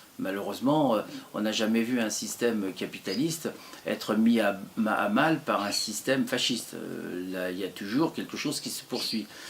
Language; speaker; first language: French; early bilingual, other home language; Italian